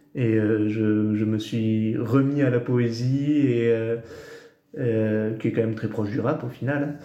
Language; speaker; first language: French; native; French